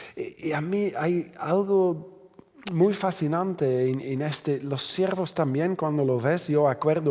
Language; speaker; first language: Spanish; non-native, fluent; Dutch